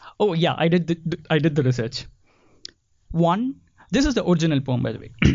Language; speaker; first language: English; non-native, local second language; Tamil